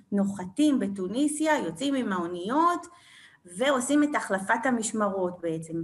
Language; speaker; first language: Hebrew; early bilingual, other home language; French